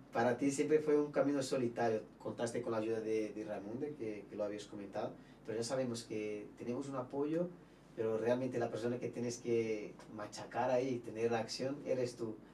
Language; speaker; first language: Spanish; non-native, fluent; Portuguese